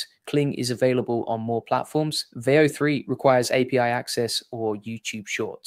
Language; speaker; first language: English; native; English